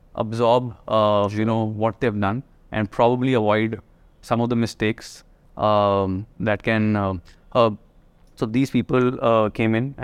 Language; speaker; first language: English; non-native, local second language; Hindi